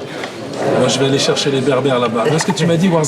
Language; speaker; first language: French; native; French